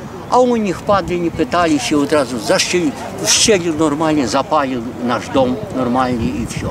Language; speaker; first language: Polish; early bilingual, heritage; Polish